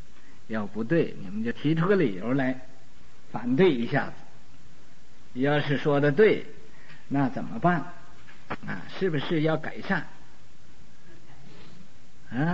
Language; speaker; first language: Chinese; native; Chinese